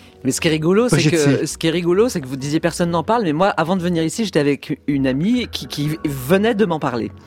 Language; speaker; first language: French; native; French